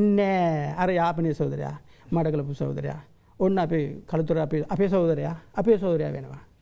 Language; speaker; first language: Sinhala; non-native, local second language; Tamil